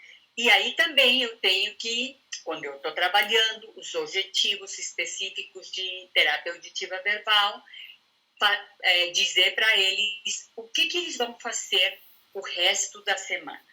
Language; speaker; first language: Portuguese; non-native, fluent; Spanish